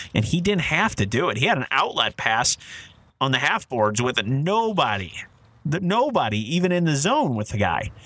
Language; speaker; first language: English; native; English